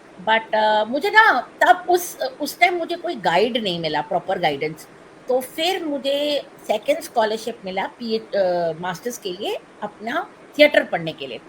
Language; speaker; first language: Hindi; non-native, local second language; Tamil